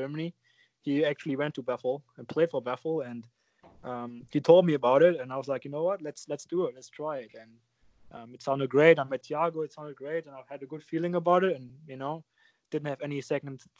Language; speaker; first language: English; non-native, fluent; German